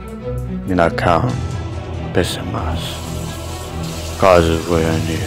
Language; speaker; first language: Finnish; non-native, learner; Portuguese